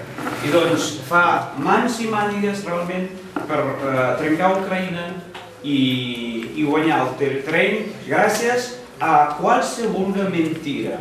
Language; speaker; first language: Catalan; non-native, fluent; Ukrainian